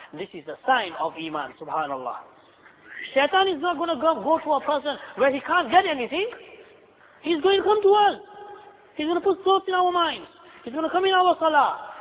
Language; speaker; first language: English; native; English